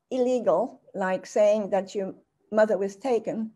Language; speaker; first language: English; early bilingual, other home language; German